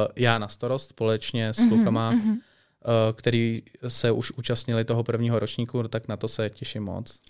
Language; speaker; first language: Czech; native; Czech